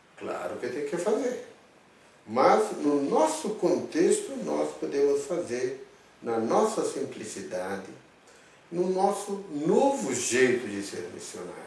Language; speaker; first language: Portuguese; non-native, fluent; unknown